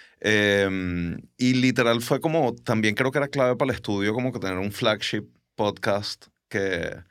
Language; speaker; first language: Spanish; native; Spanish